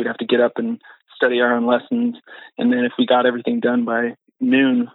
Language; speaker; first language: English; native; English